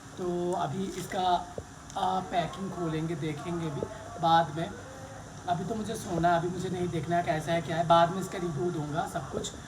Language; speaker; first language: Hindi; non-native, local second language; Bangla